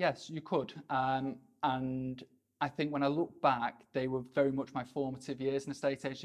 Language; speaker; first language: English; native; English